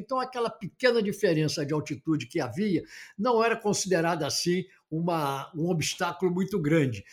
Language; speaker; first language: Portuguese; native; Portuguese